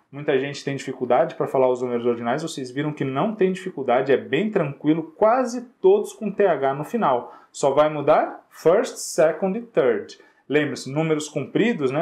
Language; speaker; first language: Portuguese; native; Portuguese